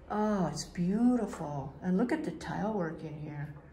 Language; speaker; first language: English; native; English